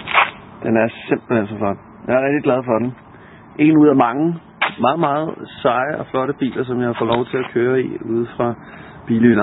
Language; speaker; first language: Danish; native; Danish